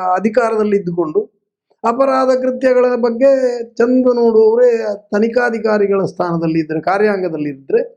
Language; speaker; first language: Kannada; non-native, local second language; Tulu